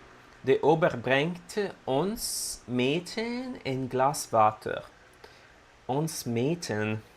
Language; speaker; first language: Dutch; non-native, learner; Italian